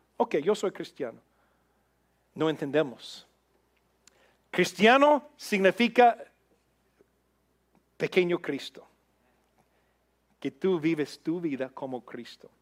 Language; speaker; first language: Spanish; non-native, fluent; English